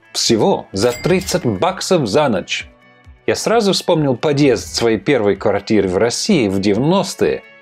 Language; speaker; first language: Russian; non-native, fluent; English